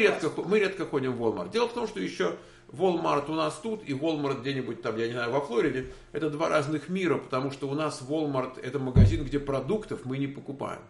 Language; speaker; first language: Russian; native; Russian